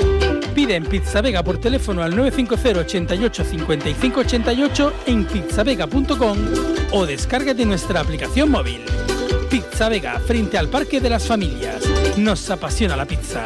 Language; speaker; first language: Spanish; native; Spanish